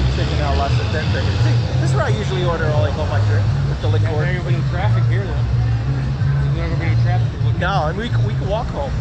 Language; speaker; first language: English; early bilingual, other home language; Portuguese